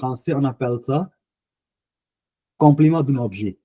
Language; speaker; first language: French; non-native, fluent; Punjabi